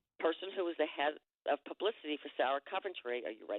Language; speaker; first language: English; native; English